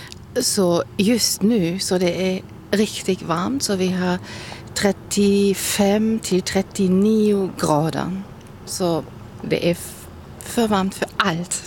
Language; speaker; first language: Swedish; non-native, learner; German